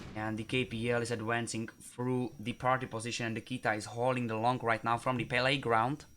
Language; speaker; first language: English; non-native, fluent; Czech